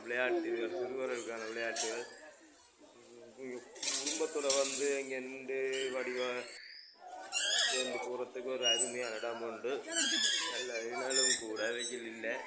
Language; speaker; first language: Tamil; native; Tamil